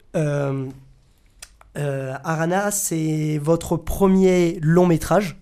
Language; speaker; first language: French; native; French